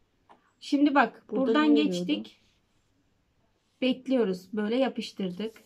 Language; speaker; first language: Turkish; native; Turkish